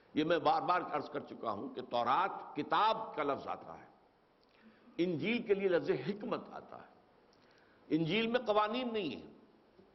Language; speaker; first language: Urdu; native; Urdu